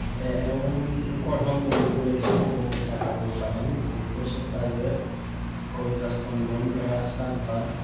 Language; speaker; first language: Portuguese; non-native, fluent; Haitian Creole